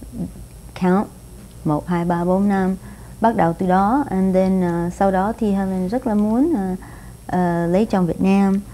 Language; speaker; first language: Vietnamese; non-native, fluent; Spanish